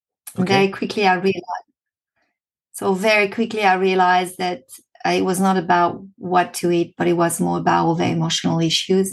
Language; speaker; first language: English; non-native, fluent; French